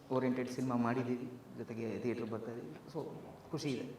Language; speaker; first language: Kannada; native; Kannada